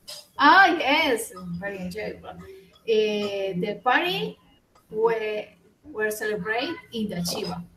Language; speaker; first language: English; non-native, learner; Spanish